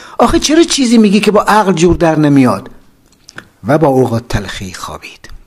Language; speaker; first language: Persian; native; Persian